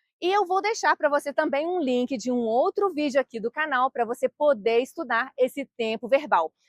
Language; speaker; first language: Portuguese; native; Portuguese